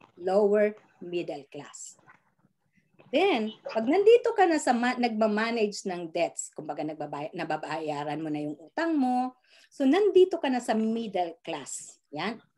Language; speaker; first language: Filipino; native; Filipino